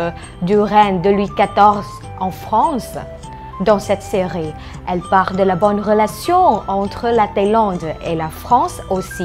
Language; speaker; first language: French; non-native, fluent; Thai